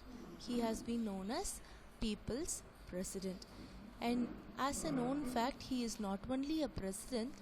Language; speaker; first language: English; non-native, local second language; Tamil